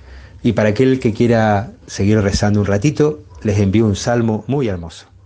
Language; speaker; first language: Spanish; native; Spanish